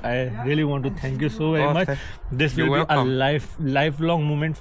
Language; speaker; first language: English; non-native, local second language; Hindi